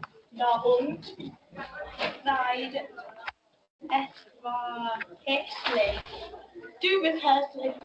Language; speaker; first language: German; non-native, learner; English